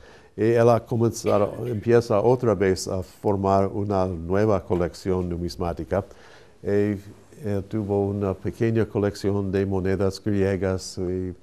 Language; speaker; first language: Spanish; non-native, fluent; English